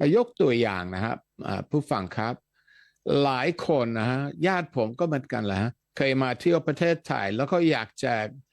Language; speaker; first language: Thai; non-native, fluent; Dutch